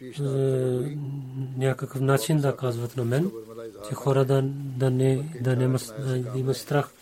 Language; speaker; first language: Bulgarian; non-native, learner; Urdu